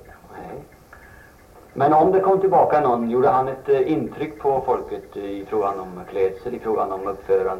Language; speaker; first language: Swedish; native; Swedish